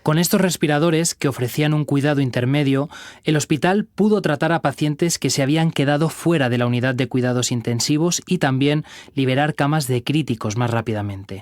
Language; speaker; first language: Spanish; native; Spanish